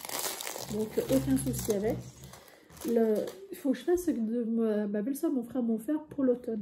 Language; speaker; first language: French; native; French